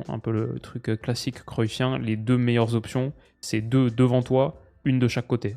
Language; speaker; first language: French; native; French